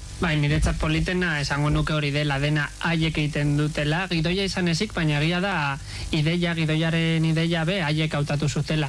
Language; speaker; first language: Basque; native; Basque